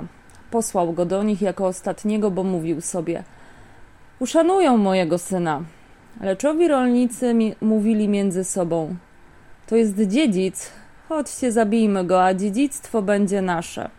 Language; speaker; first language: Polish; native; Polish